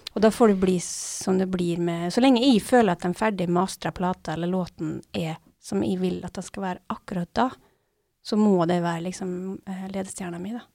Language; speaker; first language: Norwegian; native; Norwegian